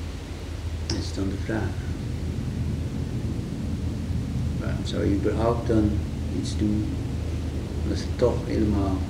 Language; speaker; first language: Dutch; native; Dutch